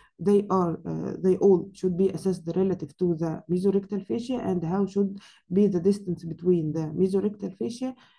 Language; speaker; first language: English; non-native, fluent; Arabic